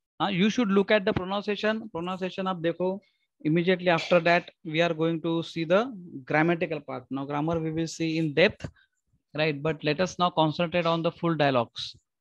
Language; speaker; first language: English; non-native, local second language; Marathi